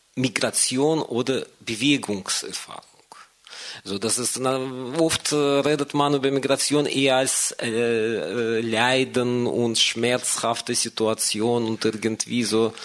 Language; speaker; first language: German; non-native, fluent; Russian